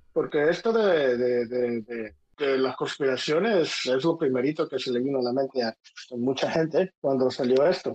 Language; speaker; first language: Spanish; native; Spanish